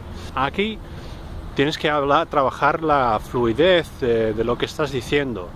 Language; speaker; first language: Spanish; non-native, fluent; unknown